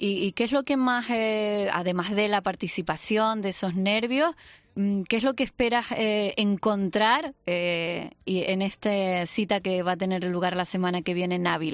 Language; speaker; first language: Spanish; native; Spanish